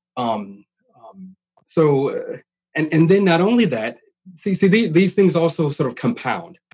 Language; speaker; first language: English; native; English